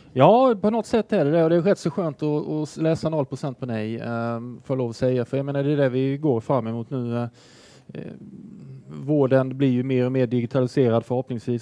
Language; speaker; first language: Swedish; native; Swedish